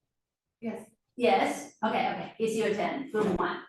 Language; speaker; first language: English; non-native, fluent; Chinese